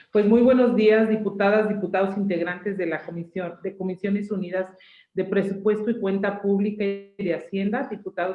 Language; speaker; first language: Spanish; native; Spanish